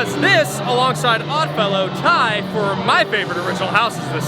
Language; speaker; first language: English; native; English